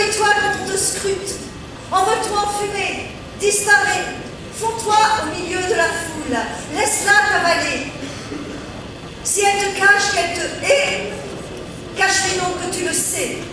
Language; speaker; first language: French; native; French